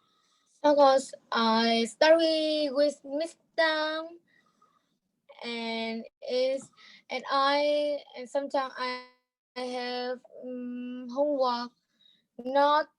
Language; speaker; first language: English; non-native, learner; Vietnamese